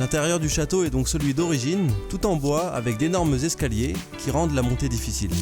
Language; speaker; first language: French; native; French